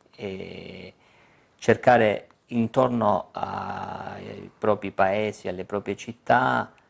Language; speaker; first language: Italian; native; Italian